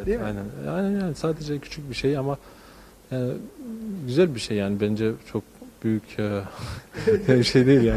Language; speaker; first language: Turkish; early bilingual, heritage; Turkish